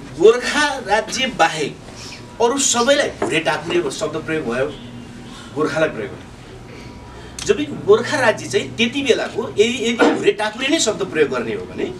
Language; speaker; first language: Nepali; non-native, local second language; Eastern Tamang